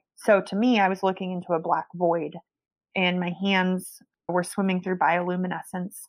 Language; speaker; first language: English; native; English